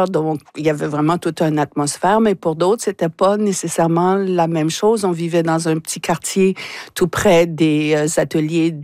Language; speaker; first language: French; native; French